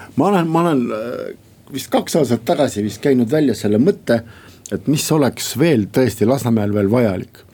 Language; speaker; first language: Estonian; non-native, local second language; Russian